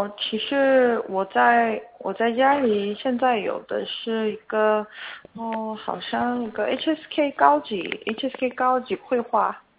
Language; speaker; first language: Chinese; non-native, fluent; Korean